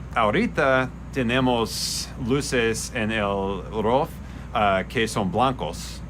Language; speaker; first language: Spanish; non-native, learner; English